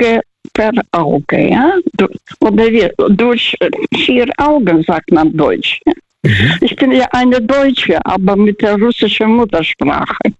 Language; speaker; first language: German; non-native, fluent; Russian